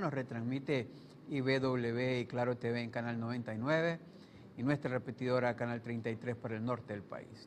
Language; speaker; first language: Spanish; native; Spanish